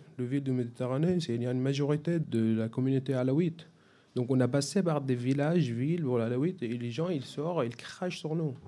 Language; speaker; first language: French; non-native, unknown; Arabic